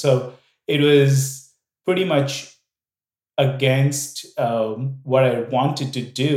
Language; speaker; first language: English; non-native, local second language; Hindi